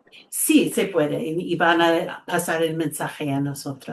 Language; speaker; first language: Spanish; non-native, fluent; English